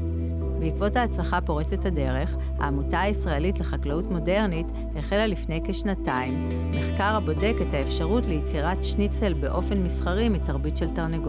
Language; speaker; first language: Hebrew; native; Hebrew